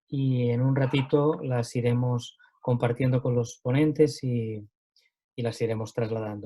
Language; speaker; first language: Spanish; native; Spanish